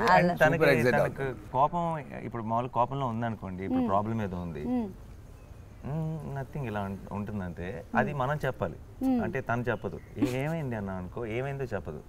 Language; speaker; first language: Telugu; native; Telugu